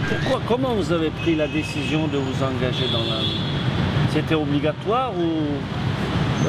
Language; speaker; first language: French; non-native, fluent; Turkish